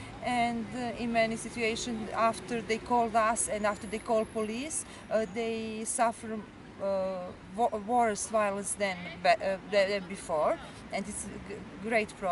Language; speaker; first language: English; non-native, learner; Serbian